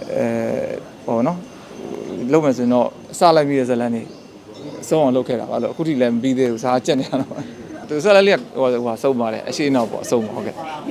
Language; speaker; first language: Burmese; non-native, local second language; Shan